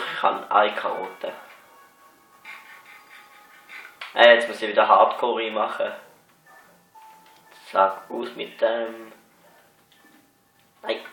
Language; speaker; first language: German; native; German